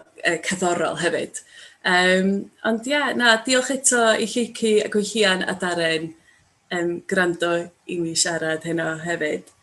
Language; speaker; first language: Welsh; native; Welsh